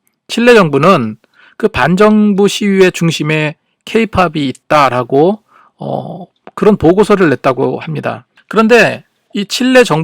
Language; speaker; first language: Korean; native; Korean